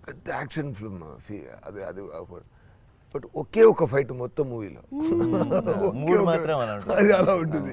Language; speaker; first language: Telugu; non-native, learner; Tamil